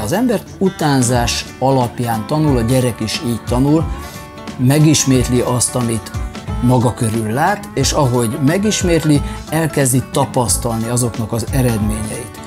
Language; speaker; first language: Hungarian; native; Hungarian